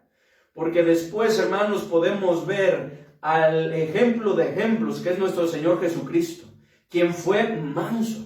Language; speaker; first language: Spanish; native; Spanish